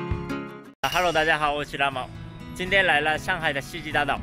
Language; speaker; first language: Chinese; non-native, fluent; Japanese